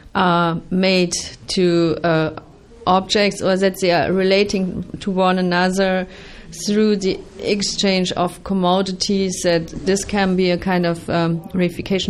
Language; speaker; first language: English; non-native, fluent; German